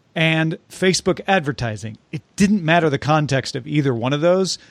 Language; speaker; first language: English; native; English